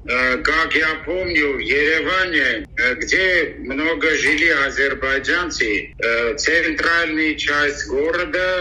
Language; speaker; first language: Russian; non-native, local second language; Armenian